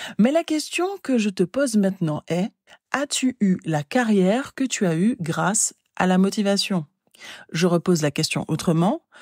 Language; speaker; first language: French; native; French